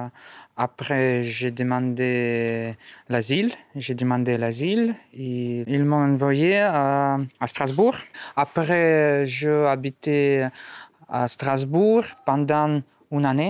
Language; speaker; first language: French; non-native, learner; Russian